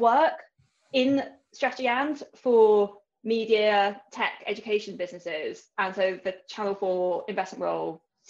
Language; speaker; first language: English; native; English